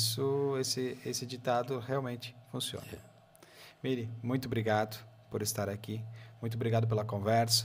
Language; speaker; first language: Portuguese; native; Portuguese